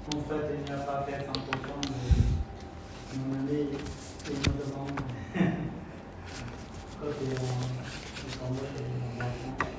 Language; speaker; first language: French; non-native, learner; Khmer